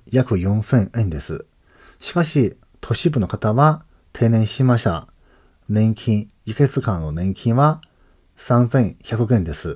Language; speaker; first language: Japanese; non-native, fluent; Chinese